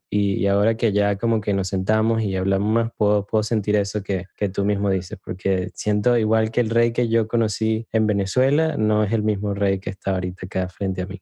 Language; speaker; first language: Spanish; native; Spanish